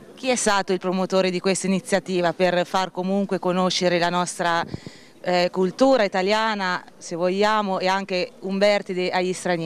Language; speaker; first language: Italian; native; Italian